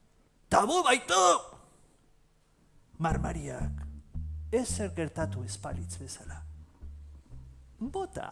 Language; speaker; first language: Basque; native; Basque